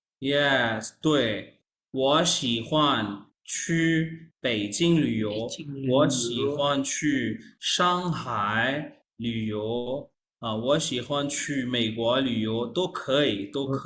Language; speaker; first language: Chinese; non-native, fluent; Urdu